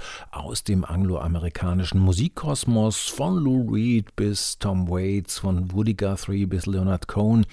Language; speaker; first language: German; native; German